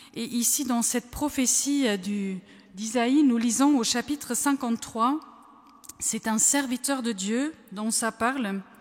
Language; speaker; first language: French; non-native, fluent; German